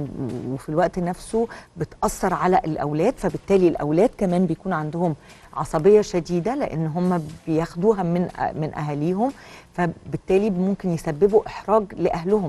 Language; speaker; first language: Arabic; native; Arabic